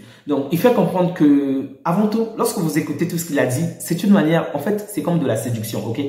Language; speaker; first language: French; native; French